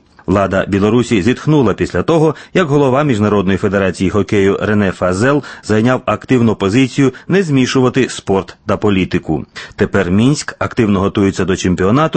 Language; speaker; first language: Ukrainian; native; Ukrainian